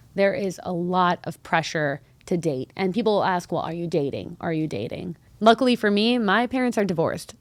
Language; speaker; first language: English; early bilingual, other home language; Arabic